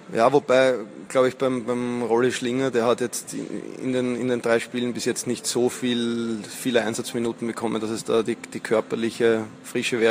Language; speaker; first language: German; native; German